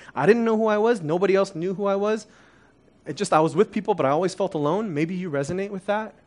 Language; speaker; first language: English; early bilingual, other home language; Korean